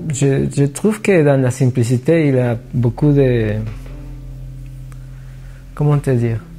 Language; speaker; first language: French; non-native, fluent; Spanish